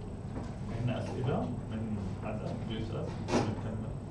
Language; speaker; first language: Arabic; native; Arabic